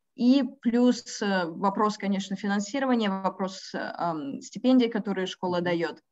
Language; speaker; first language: Russian; native; Russian